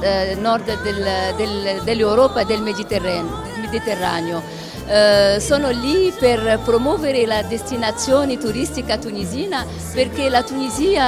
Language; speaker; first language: Italian; non-native, fluent; Arabic